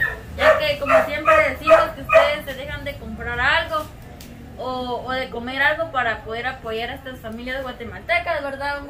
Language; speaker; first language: Spanish; native; Spanish